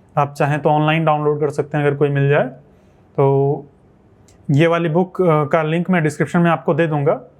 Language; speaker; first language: Hindi; native; Hindi